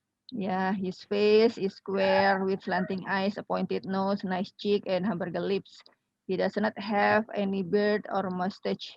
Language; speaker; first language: English; non-native, fluent; Indonesian